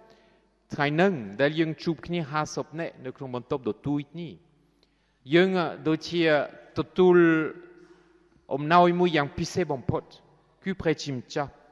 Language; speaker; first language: Khmer; non-native, fluent; French